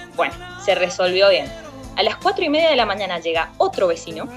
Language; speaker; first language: Spanish; native; Spanish